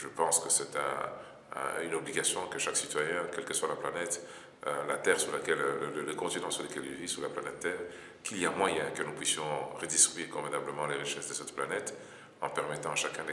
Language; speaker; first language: French; non-native, local second language; Lingala